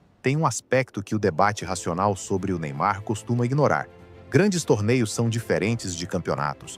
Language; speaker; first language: Portuguese; native; Portuguese